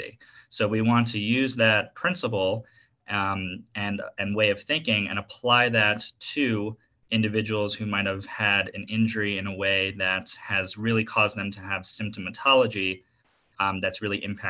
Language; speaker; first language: English; native; English